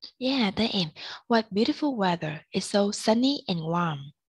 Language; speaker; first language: English; non-native, fluent; Vietnamese